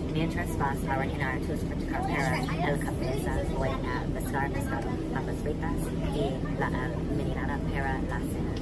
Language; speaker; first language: Spanish; non-native, learner; English